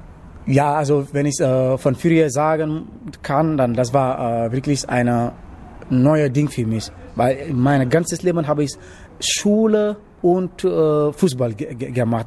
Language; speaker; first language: German; non-native, learner; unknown